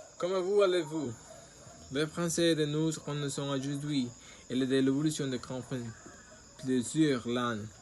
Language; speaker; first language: French; non-native, learner; Spanish